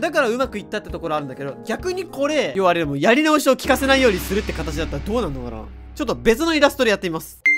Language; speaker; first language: Japanese; native; Japanese